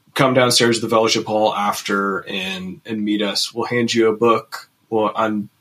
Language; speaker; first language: English; native; English